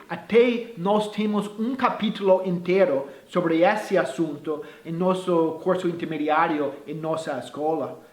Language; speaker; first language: Portuguese; non-native, fluent; English